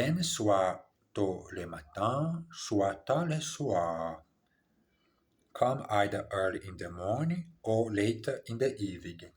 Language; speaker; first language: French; non-native, learner; English